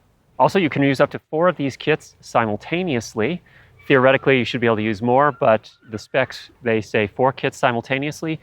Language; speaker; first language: English; native; English